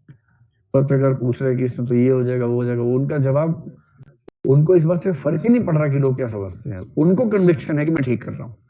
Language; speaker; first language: Hindi; native; Hindi